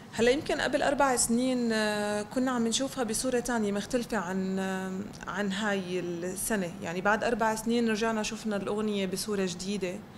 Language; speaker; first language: Arabic; native; Arabic